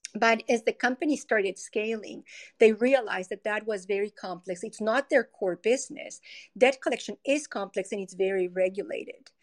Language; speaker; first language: English; non-native, fluent; Spanish